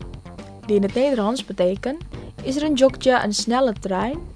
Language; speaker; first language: Dutch; non-native, fluent; Indonesian